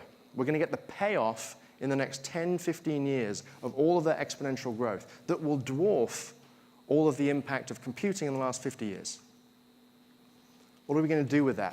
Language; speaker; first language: English; native; English